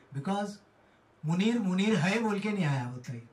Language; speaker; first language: Hindi; non-native, local second language; Telugu